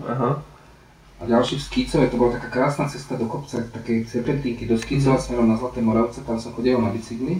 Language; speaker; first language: Slovak; non-native, local second language; Hungarian